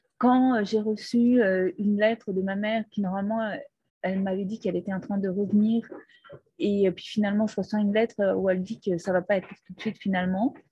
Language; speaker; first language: French; non-native, fluent; Portuguese